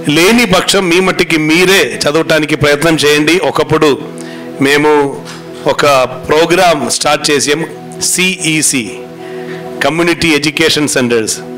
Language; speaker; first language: Telugu; non-native, fluent; Malayalam